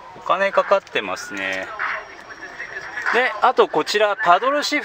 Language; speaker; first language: Japanese; native; Japanese